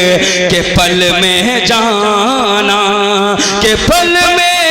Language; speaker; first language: Hindi; native; Hindi